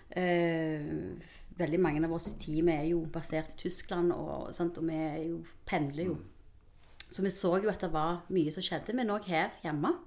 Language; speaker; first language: Norwegian; early bilingual, other home language; Spanish